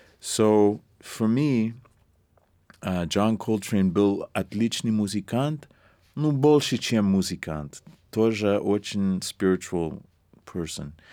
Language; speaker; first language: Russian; non-native, learner; English